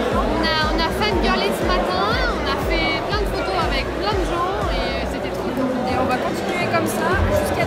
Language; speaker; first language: French; native; French